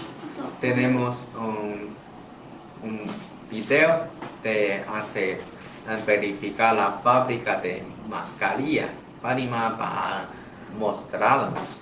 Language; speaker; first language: Spanish; non-native, learner; Chinese